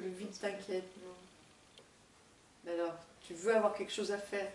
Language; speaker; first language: French; native; French